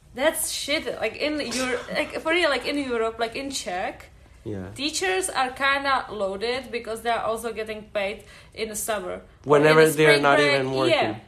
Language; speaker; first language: English; non-native, fluent; Czech